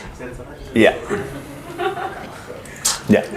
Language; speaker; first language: English; non-native, fluent; Italian